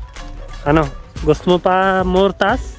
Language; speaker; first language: Filipino; non-native, learner; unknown